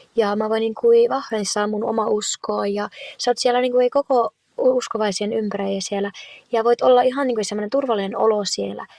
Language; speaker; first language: Finnish; early bilingual, heritage; Finnish